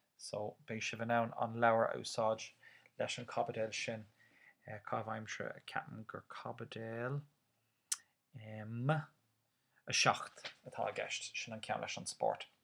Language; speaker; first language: Irish; non-native, local second language; English